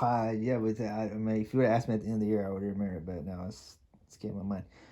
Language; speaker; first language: English; native; English